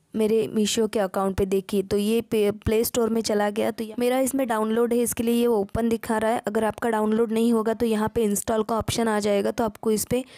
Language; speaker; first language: Hindi; non-native, local second language; Marathi